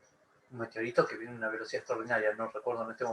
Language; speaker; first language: Spanish; native; Spanish